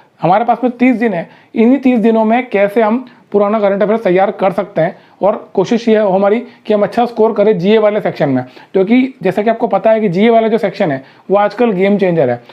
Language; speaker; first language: Hindi; native; Hindi